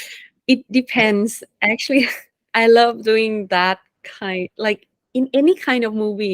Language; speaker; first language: English; non-native, fluent; Thai